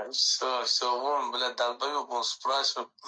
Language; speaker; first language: Russian; non-native, learner; Uzbek